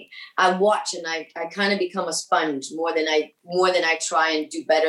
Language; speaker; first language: English; early bilingual, other home language; Spanish